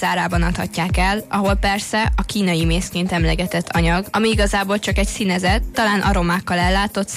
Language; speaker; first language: Hungarian; native; Hungarian